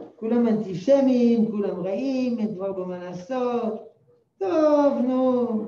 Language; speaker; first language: Hebrew; non-native, fluent; French